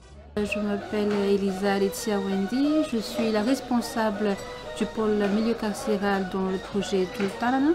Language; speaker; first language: French; non-native, local second language; Malagasy